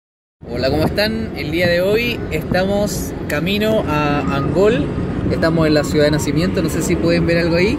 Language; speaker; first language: Spanish; native; Spanish